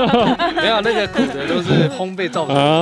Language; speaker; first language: Chinese; native; Chinese